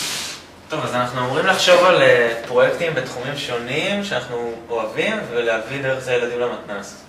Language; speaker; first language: Hebrew; native; Hebrew